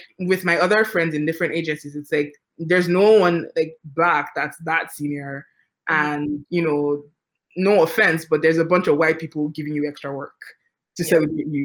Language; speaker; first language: English; non-native, local second language; Yoruba